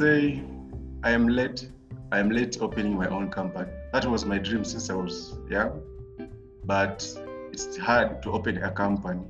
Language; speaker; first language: English; non-native, local second language; Swahili